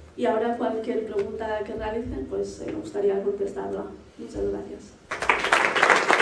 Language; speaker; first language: Spanish; early bilingual, other home language; Arabic